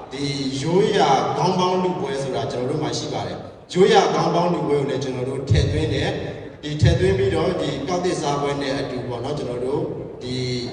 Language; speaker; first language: Burmese; non-native, local second language; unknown